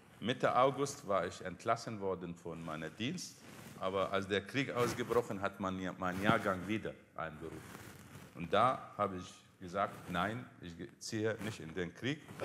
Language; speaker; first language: German; non-native, fluent; Arabic